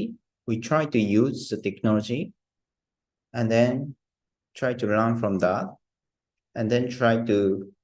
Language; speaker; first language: English; non-native, learner; Japanese